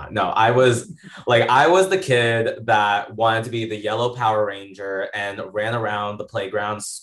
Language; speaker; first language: English; native; English